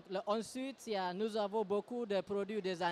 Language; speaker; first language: French; non-native, learner; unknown